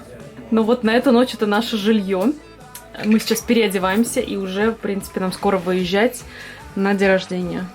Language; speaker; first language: Russian; native; Russian